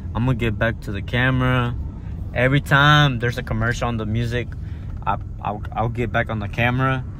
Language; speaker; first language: English; early bilingual, other home language; Spanish